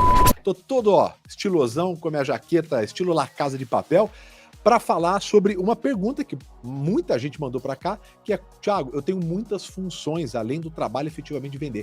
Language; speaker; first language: Portuguese; native; Portuguese